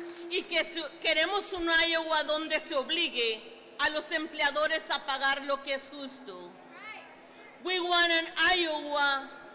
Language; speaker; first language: Spanish; native; Spanish